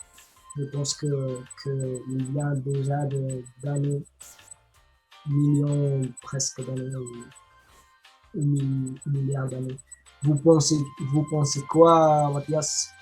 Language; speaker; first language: French; non-native, learner; Spanish